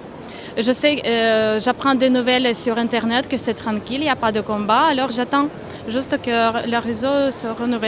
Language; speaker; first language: French; non-native, fluent; Ukrainian